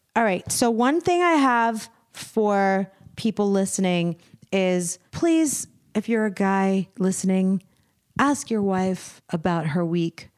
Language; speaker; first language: English; native; English